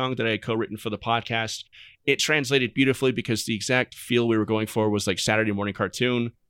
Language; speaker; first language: English; native; English